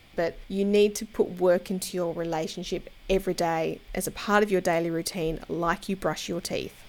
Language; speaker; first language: English; native; English